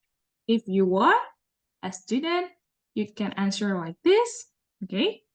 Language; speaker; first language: English; non-native, learner; Indonesian